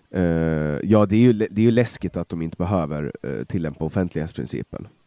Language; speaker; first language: Swedish; non-native, fluent; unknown